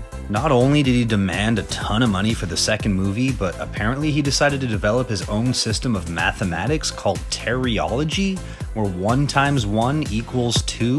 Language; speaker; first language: English; native; English